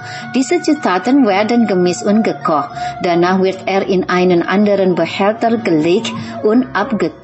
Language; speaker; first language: German; non-native, fluent; Indonesian